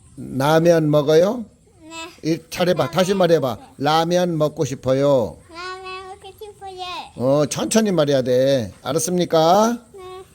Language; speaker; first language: Korean; native; Korean